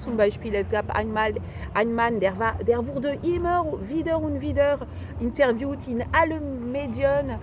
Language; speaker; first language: German; non-native, fluent; French